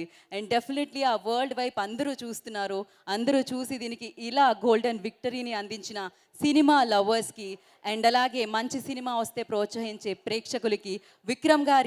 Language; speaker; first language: Telugu; native; Telugu